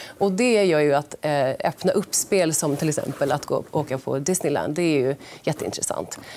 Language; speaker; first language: Swedish; native; Swedish